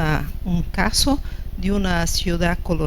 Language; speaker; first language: Spanish; non-native, fluent; Portuguese